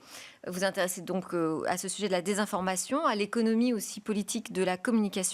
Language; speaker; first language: French; native; French